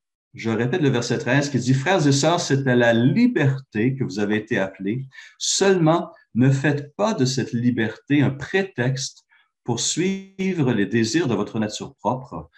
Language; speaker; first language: French; native; French